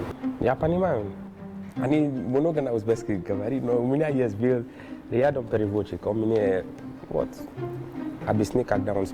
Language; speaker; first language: Russian; non-native, learner; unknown